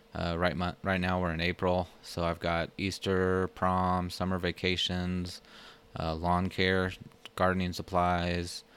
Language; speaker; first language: English; native; English